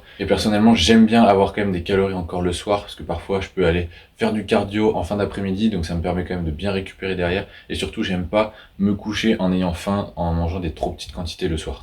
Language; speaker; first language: French; native; French